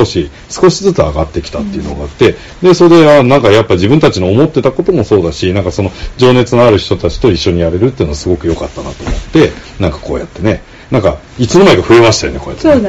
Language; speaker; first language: Japanese; native; Japanese